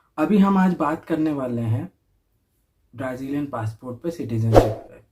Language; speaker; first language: Hindi; native; Hindi